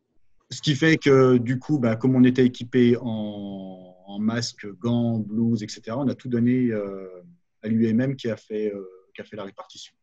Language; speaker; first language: French; native; French